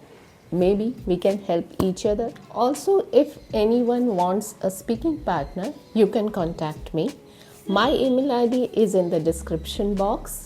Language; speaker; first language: English; non-native, learner; Hindi